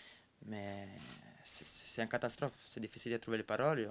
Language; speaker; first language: French; non-native, fluent; Italian